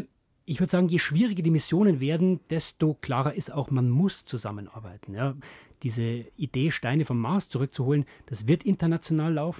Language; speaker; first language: German; native; German